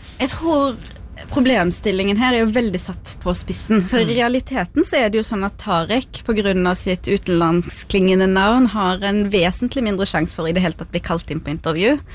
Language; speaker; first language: Norwegian; early bilingual, other home language; Arabic